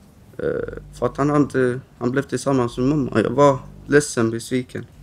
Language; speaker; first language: Swedish; early bilingual, other home language; Romany